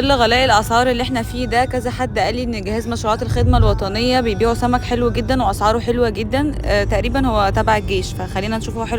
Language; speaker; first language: Arabic; native; Arabic